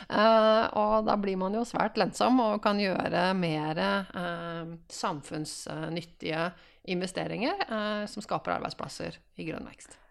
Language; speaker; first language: Norwegian; native; Norwegian